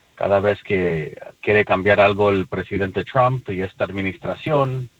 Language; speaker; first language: Spanish; early bilingual, heritage; Spanish